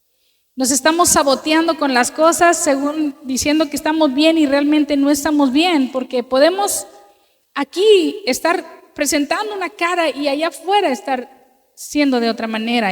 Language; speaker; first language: Spanish; native; Spanish